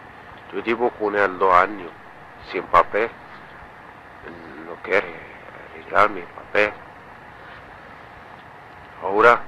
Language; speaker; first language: Spanish; non-native, learner; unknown